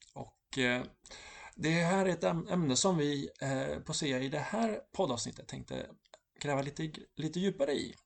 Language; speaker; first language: Swedish; native; Swedish